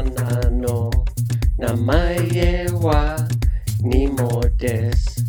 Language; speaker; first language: Japanese; non-native, learner; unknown